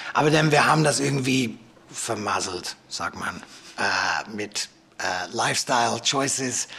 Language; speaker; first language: German; non-native, fluent; English